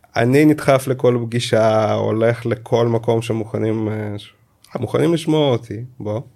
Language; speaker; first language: Hebrew; early bilingual, other home language; Russian